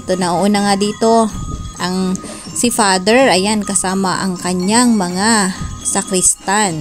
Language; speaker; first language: Filipino; native; Filipino